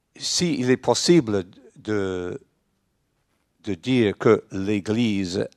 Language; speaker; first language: French; non-native, fluent; English